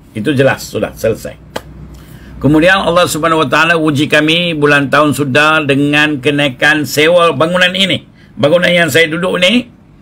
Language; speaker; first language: Malay; non-native, local second language; Tamil